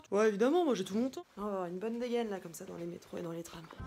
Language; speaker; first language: French; native; French